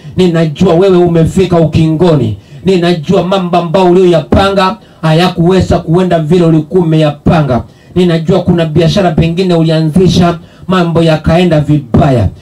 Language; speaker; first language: Swahili; non-native, local second language; Gusii